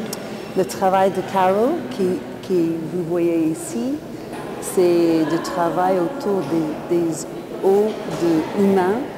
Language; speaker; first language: French; non-native, fluent; English